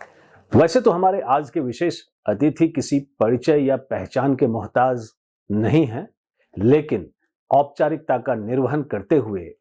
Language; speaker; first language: Hindi; native; Hindi